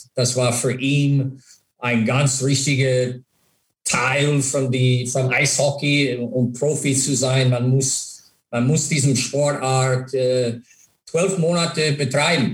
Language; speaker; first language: German; non-native, fluent; English